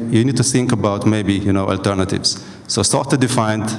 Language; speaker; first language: English; non-native, fluent; Slovenian